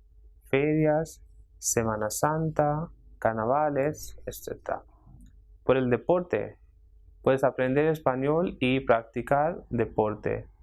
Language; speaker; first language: Spanish; non-native, fluent; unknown